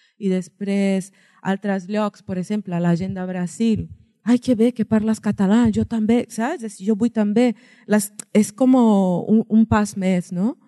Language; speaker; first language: Catalan; non-native, fluent; Portuguese